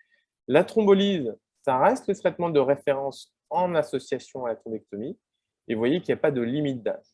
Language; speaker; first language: French; native; French